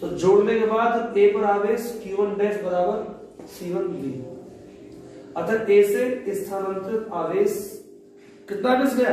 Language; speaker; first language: Hindi; native; Hindi